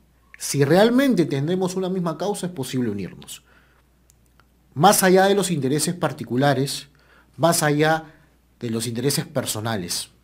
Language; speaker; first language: Spanish; native; Spanish